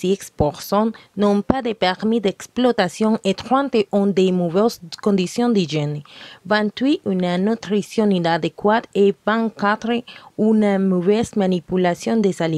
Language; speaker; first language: French; non-native, learner; Spanish